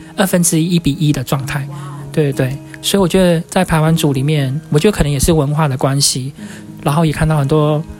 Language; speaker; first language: Chinese; native; Chinese